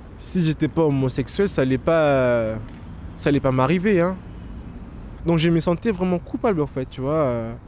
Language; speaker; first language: French; non-native, local second language; Lingala